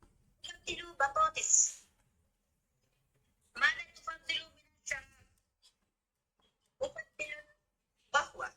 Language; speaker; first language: Arabic; non-native, learner; Bangla